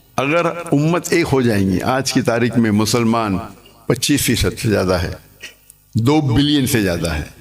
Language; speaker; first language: Urdu; non-native, local second language; English